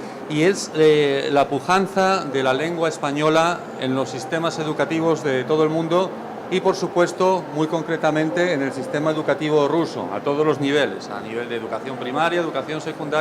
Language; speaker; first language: Spanish; native; Spanish